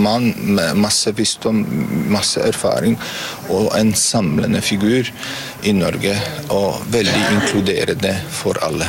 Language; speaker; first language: Norwegian; non-native, learner; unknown